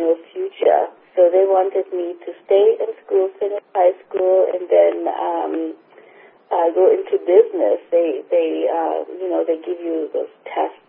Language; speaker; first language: English; non-native, fluent; German